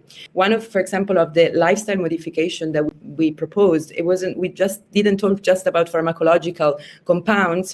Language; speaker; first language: English; non-native, fluent; Italian